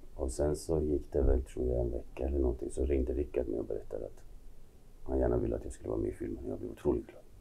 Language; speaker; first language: Swedish; early bilingual, other home language; Kurdish